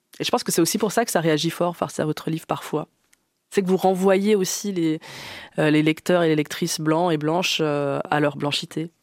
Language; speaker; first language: French; native; French